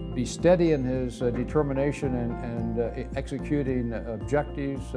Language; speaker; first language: English; native; English